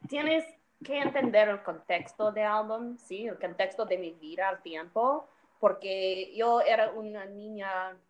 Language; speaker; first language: Spanish; non-native, learner; English